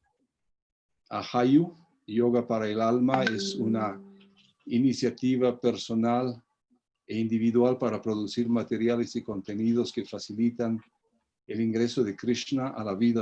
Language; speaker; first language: Spanish; native; Spanish